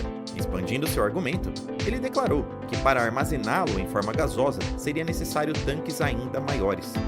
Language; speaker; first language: Portuguese; native; Portuguese